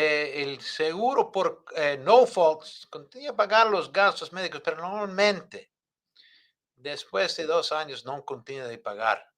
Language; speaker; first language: Spanish; non-native, fluent; Italian